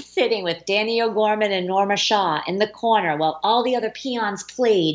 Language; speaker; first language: English; native; English